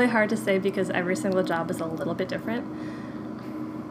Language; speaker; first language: English; native; English